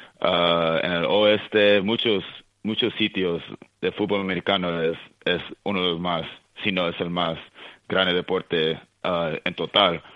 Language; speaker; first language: Spanish; early bilingual, heritage; Spanish